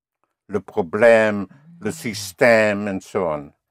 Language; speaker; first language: French; non-native, fluent; English